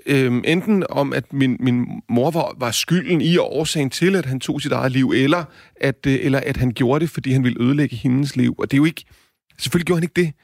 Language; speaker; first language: Danish; native; Danish